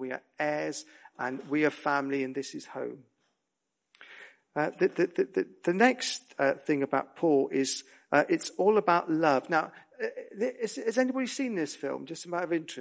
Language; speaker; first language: English; native; English